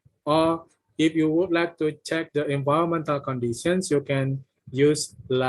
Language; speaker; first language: English; non-native, fluent; Indonesian